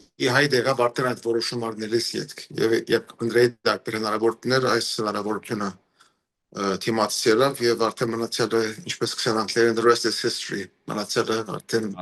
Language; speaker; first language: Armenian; early bilingual, heritage; Armenian